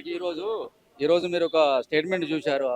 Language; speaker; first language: Telugu; native; Telugu